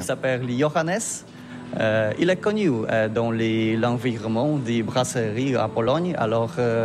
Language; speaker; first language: French; non-native, learner; Polish